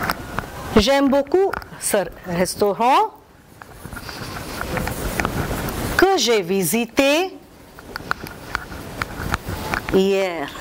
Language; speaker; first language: French; non-native, fluent; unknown